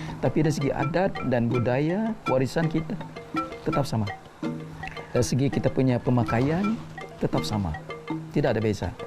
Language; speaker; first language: Malay; non-native, local second language; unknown